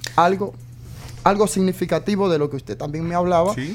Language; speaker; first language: Spanish; native; Spanish